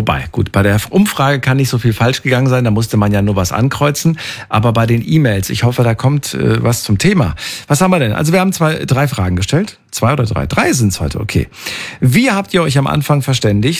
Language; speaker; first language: German; native; German